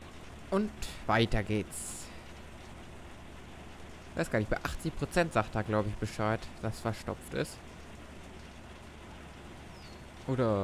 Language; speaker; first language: German; native; German